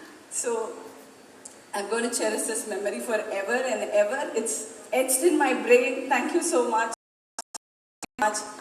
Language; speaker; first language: English; non-native, local second language; Malayalam